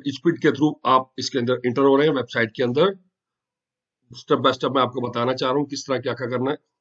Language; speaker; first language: Hindi; non-native, local second language; Punjabi